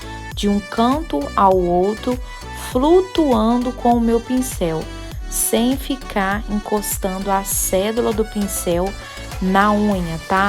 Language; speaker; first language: Portuguese; native; Portuguese